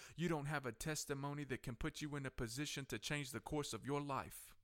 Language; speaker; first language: English; native; English